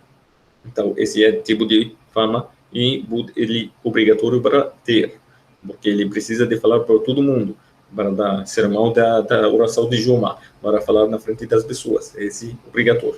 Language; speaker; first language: Portuguese; non-native, fluent; Arabic